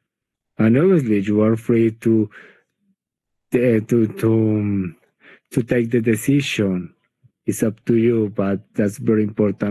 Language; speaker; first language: English; non-native, learner; Spanish